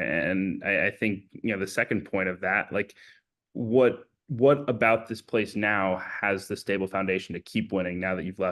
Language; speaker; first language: English; native; English